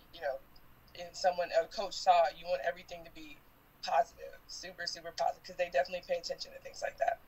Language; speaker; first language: English; native; English